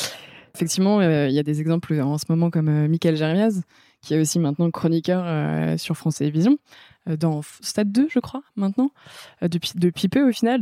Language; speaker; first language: French; native; French